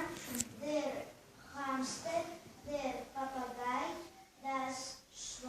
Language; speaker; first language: German; non-native, learner; Russian